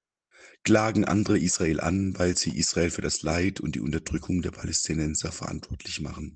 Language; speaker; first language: German; native; German